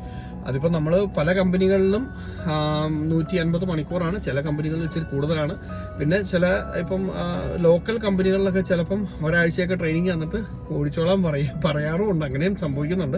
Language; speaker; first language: Malayalam; native; Malayalam